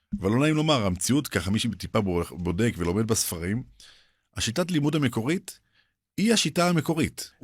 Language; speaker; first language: Hebrew; early bilingual, other home language; Arabic